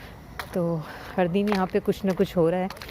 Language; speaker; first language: Hindi; native; Hindi